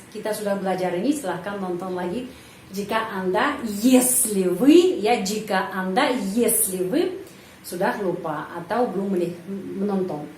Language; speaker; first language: Indonesian; non-native, fluent; Russian